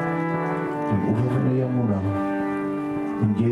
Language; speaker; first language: German; non-native, fluent; Dutch